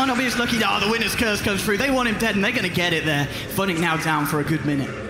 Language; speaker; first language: English; native; English